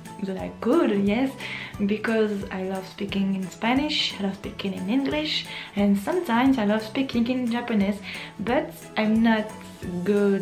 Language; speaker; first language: English; non-native, learner; French